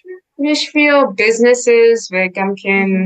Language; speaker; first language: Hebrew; non-native, learner; English